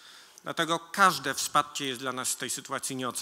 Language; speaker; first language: Polish; native; Polish